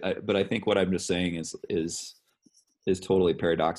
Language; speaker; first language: English; native; English